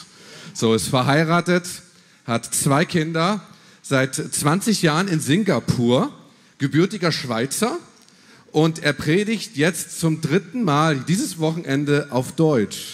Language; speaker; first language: German; native; German